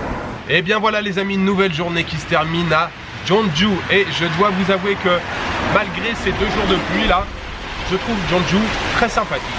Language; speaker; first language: French; native; French